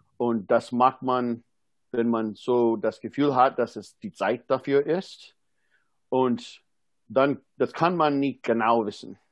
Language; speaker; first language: German; non-native, fluent; English